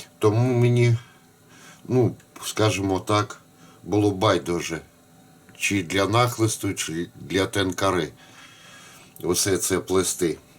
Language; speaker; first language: Ukrainian; non-native, local second language; Russian